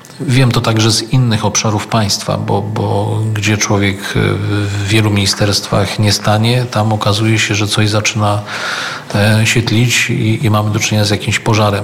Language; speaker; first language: Polish; native; Polish